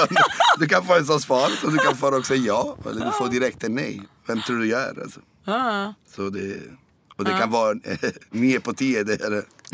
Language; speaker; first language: Swedish; non-native, fluent; Italian